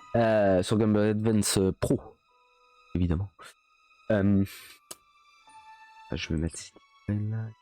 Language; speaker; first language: French; native; French